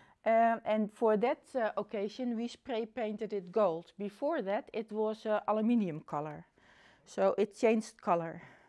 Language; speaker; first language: English; non-native, fluent; Dutch